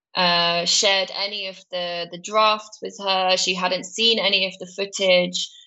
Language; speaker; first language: English; native; English